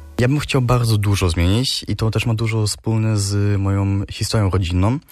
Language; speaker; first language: Polish; early bilingual, heritage; Polish